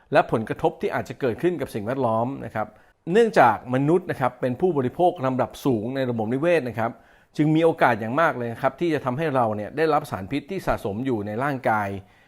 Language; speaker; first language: Thai; native; Thai